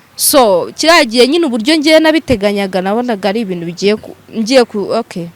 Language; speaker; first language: Kinyarwanda; early bilingual, other home language; Rundi